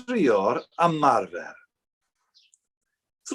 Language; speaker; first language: Welsh; non-native, learner; English